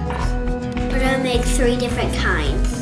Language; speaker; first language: English; native; English